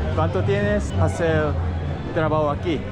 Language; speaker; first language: Spanish; non-native, learner; Korean